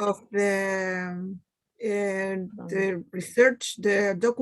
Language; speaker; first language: English; non-native, learner; Spanish